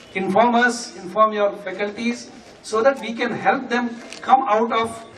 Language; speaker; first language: English; non-native, local second language; Telugu